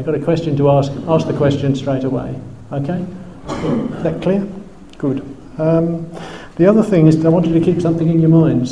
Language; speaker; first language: English; native; English